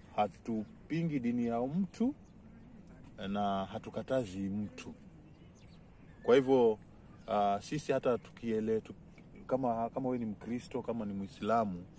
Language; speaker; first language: Swahili; non-native, local second language; Giryama